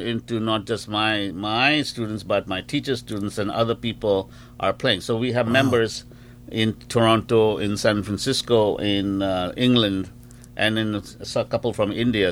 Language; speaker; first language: English; non-native, local second language; Bangla